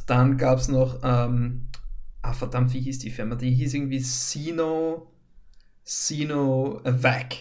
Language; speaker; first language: German; native; German